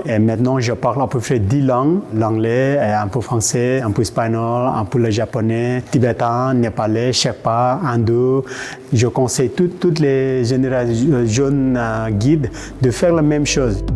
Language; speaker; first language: French; non-native, fluent; Sherpa